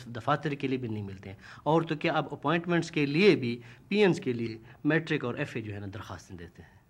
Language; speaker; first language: Urdu; non-native, local second language; Saraiki